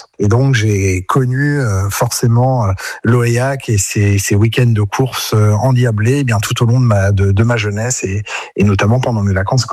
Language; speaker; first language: French; native; French